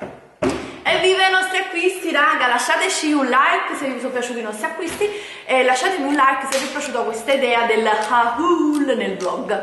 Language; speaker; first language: Italian; native; Italian